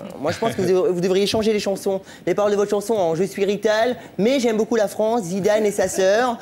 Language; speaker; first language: French; native; French